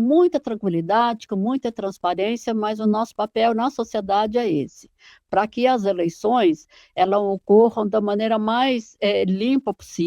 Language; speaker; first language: Portuguese; native; Portuguese